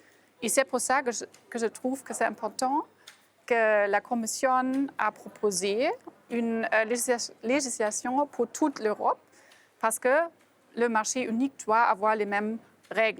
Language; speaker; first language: French; non-native, fluent; German